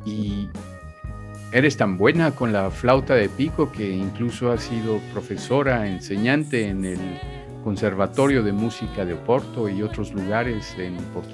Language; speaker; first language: Spanish; native; Spanish